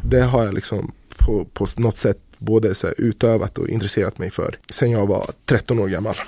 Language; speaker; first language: Swedish; early bilingual, other home language; Bosnian